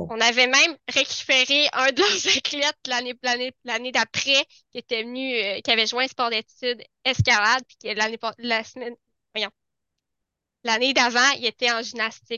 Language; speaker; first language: French; native; French